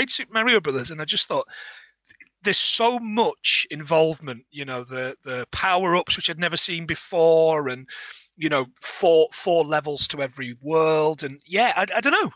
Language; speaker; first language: English; native; English